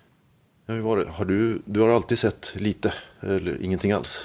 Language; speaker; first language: Swedish; native; Swedish